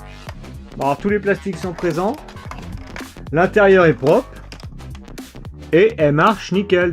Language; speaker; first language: French; native; French